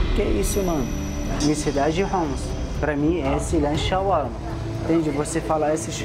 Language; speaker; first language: Portuguese; non-native, learner; Arabic